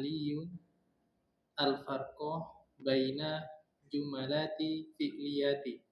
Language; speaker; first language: Arabic; non-native, learner; Indonesian